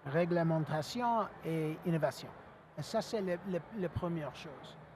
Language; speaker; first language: French; non-native, learner; English